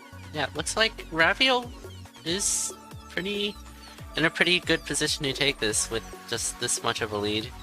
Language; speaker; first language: English; native; English